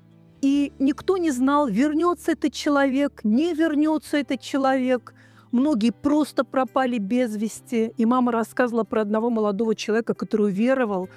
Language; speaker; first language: Russian; native; Russian